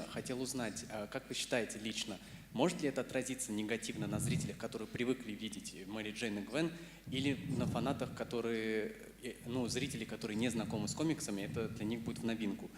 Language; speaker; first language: Russian; native; Russian